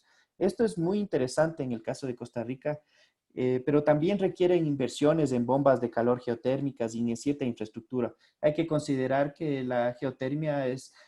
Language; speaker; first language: Spanish; native; Spanish